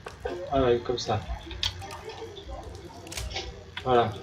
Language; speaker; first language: French; native; French